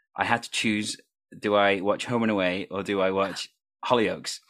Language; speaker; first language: English; native; English